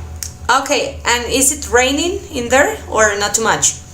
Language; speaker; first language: English; non-native, fluent; Spanish